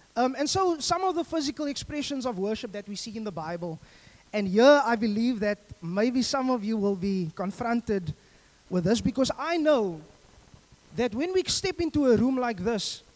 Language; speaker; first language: English; native; English